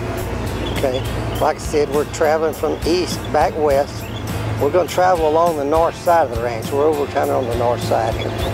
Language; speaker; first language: English; native; English